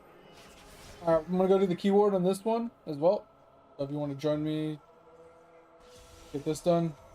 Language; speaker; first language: English; native; English